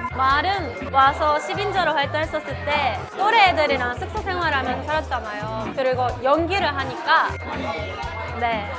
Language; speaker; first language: Korean; non-native, fluent; Japanese